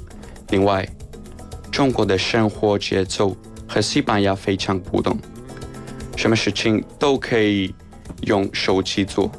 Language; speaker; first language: Chinese; non-native, fluent; Spanish